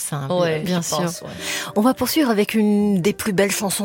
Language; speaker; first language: French; native; French